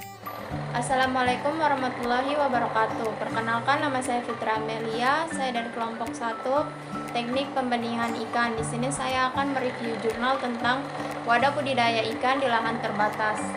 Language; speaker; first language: Indonesian; native; Indonesian